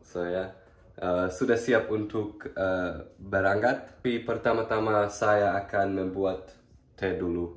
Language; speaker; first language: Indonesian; early bilingual, heritage; English